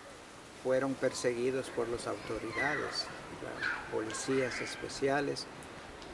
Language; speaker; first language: Spanish; non-native, local second language; Kʼicheʼ